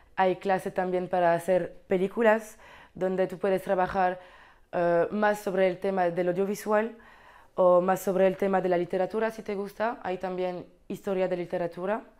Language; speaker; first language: Spanish; non-native, learner; French